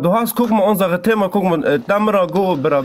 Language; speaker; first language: German; non-native, learner; Kurdish